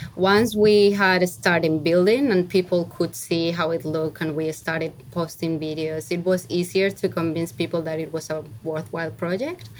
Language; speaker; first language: English; non-native, fluent; Spanish